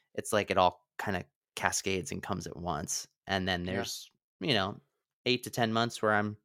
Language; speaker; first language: English; native; English